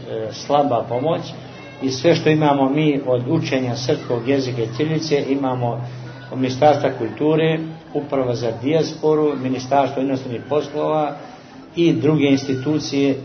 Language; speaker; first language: Serbian; early bilingual, heritage; Serbian